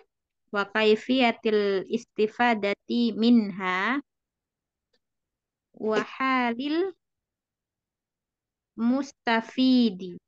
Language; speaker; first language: Arabic; non-native, learner; Indonesian